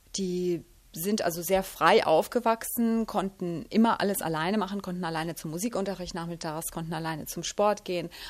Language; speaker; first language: German; native; German